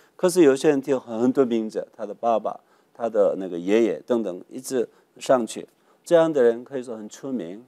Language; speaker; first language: Chinese; non-native, fluent; Korean